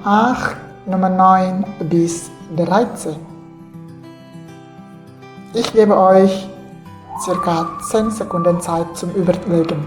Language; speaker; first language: German; non-native, fluent; Indonesian